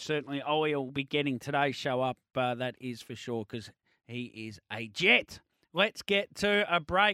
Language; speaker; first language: English; native; English